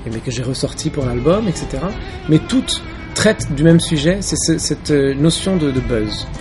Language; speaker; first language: French; early bilingual, other home language; Arabic